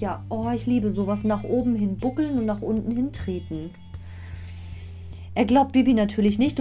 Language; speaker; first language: German; native; German